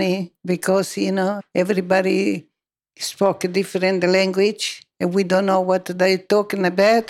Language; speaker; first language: English; non-native, learner; Italian